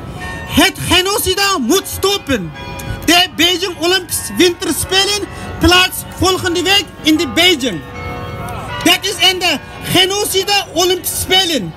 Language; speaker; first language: Dutch; non-native, learner; Uyghur